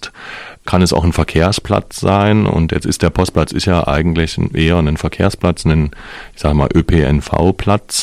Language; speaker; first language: German; native; German